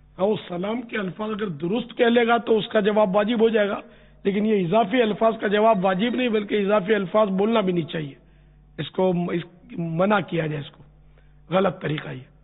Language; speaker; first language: Urdu; non-native, local second language; Memoni